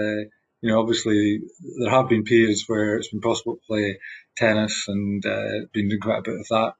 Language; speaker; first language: English; native; English